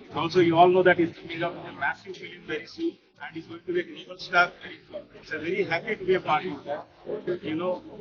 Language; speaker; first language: English; non-native, local second language; Telugu